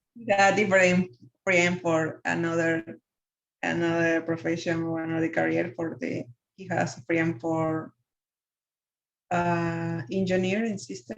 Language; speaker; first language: English; non-native, learner; Spanish